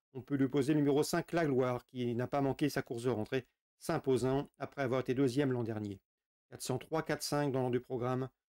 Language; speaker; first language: French; native; French